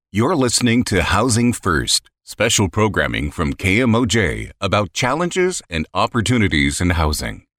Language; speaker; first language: English; native; English